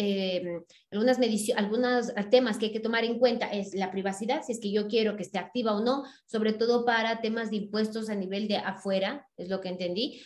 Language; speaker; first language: Spanish; native; Spanish